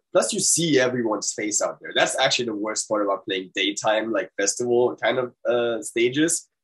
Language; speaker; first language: English; non-native, fluent; German